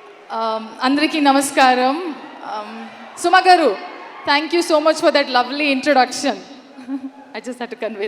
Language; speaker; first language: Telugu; non-native, learner; Kannada